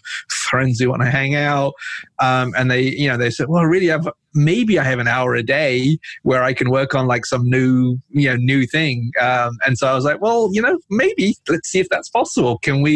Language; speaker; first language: English; native; English